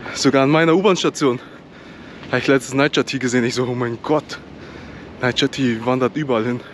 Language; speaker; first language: German; native; German